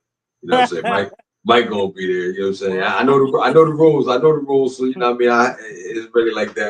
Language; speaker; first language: English; native; English